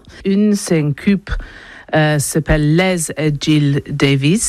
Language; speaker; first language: French; non-native, learner; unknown